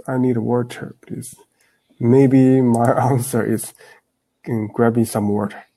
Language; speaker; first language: English; non-native, learner; Chinese